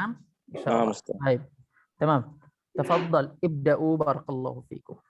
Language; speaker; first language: Arabic; non-native, fluent; Indonesian